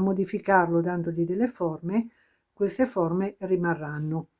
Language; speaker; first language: Italian; native; Italian